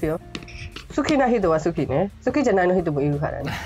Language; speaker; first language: Japanese; non-native, fluent; Burmese